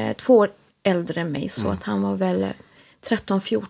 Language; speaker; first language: Swedish; native; Swedish